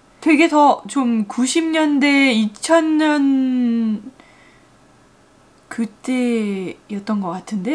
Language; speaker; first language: Korean; non-native, fluent; French